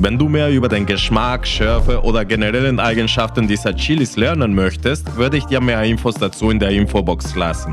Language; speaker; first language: German; non-native, fluent; Spanish